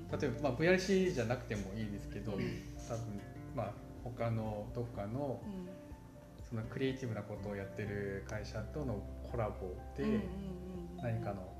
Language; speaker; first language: Japanese; non-native, fluent; Korean